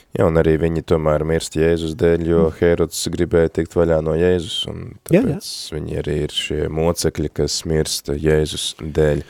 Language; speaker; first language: Latvian; native; Latvian